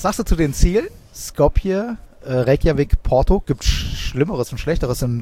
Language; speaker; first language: German; native; German